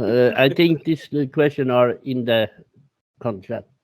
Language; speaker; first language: English; non-native, learner; Swedish